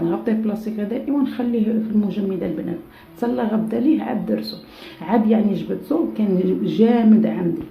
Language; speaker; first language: Arabic; native; Arabic